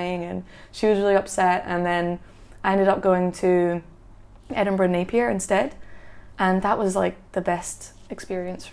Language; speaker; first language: English; native; English